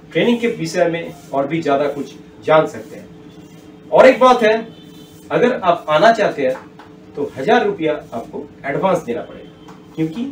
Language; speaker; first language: Hindi; non-native, local second language; Bangla